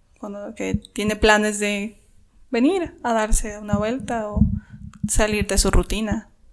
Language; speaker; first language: Spanish; native; Spanish